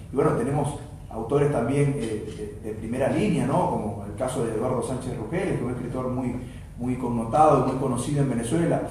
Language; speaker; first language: Spanish; native; Spanish